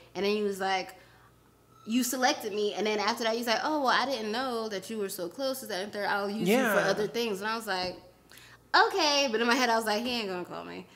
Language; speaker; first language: English; native; English